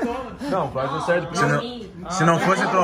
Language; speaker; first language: Portuguese; native; Portuguese